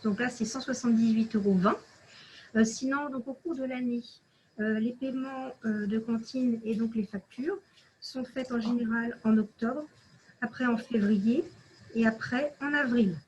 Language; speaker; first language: French; native; French